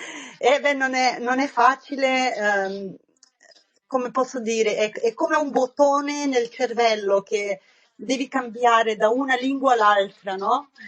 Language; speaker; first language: Italian; non-native, fluent; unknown